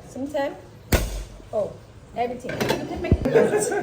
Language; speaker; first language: English; non-native, learner; Vietnamese